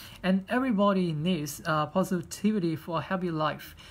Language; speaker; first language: English; non-native, fluent; Vietnamese